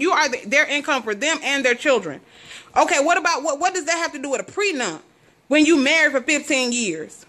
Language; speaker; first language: English; native; English